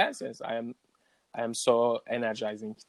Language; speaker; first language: English; non-native, learner; Turkish